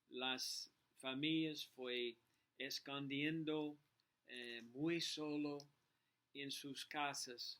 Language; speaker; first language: Spanish; non-native, learner; English